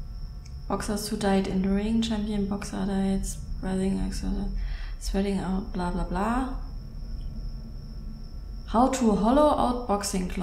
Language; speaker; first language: English; non-native, learner; German